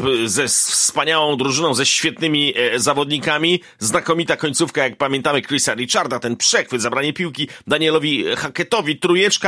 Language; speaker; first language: Polish; native; Polish